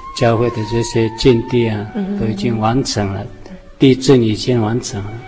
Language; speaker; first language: Chinese; non-native, local second language; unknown